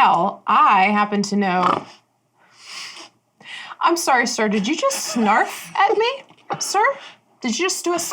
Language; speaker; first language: English; native; English